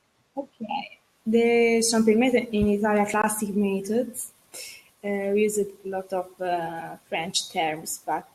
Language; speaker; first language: English; non-native, learner; Italian